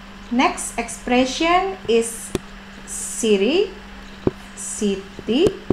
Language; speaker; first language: English; non-native, fluent; Indonesian